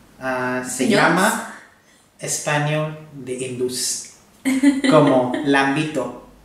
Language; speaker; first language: Spanish; non-native, learner; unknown